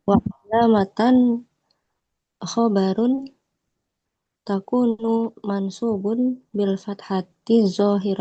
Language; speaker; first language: Arabic; non-native, learner; Indonesian